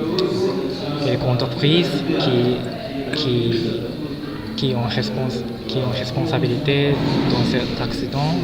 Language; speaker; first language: French; non-native, fluent; Japanese